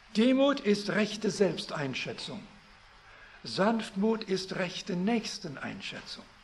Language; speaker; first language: German; early bilingual, heritage; German